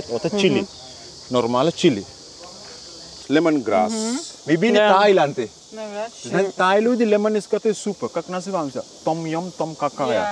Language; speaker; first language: Russian; non-native, learner; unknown